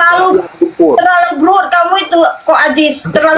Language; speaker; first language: Indonesian; native; Indonesian